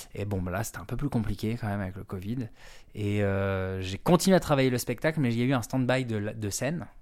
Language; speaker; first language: French; native; French